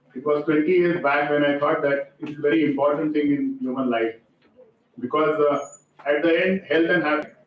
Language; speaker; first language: English; non-native, local second language; Marathi